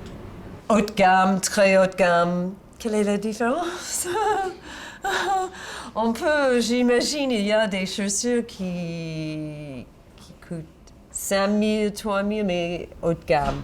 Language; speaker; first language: French; non-native, fluent; English